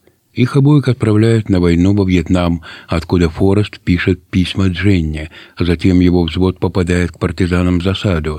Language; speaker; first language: Russian; native; Russian